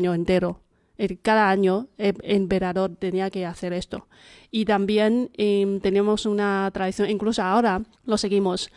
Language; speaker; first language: Spanish; non-native, fluent; Chinese